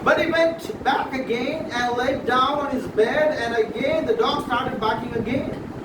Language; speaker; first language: English; non-native, local second language; Marathi